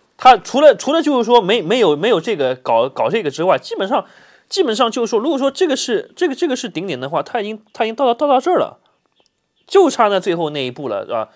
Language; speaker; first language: Chinese; native; Chinese